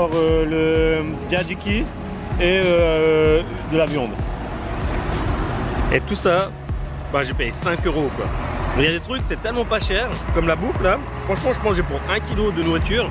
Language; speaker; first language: French; native; French